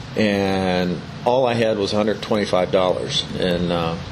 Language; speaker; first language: English; native; English